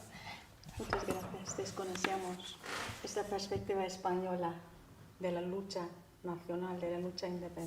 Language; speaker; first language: Spanish; non-native, fluent; Turkish